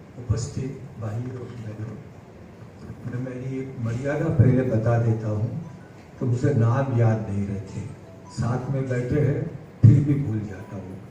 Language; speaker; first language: Hindi; non-native, local second language; Gujarati